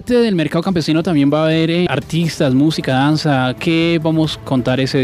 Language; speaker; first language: Spanish; native; Spanish